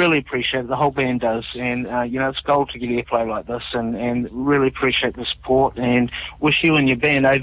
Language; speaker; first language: English; native; English